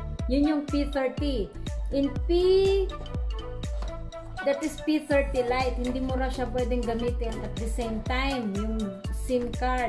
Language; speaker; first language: English; non-native, local second language; Filipino